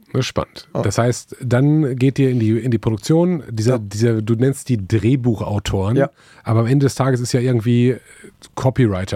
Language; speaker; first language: German; native; German